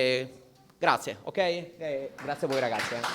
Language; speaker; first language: Italian; native; Italian